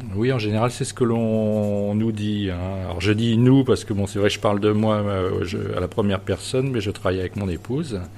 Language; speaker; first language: French; native; French